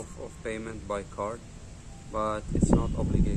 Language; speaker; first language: English; non-native, learner; Arabic